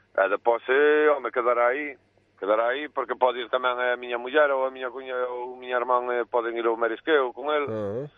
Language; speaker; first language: Galician; native; Galician